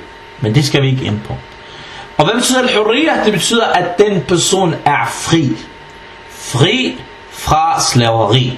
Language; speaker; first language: Danish; non-native, fluent; Arabic